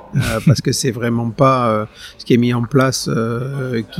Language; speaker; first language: French; native; French